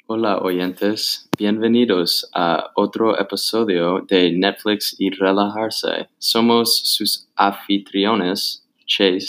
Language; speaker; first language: Spanish; non-native, learner; English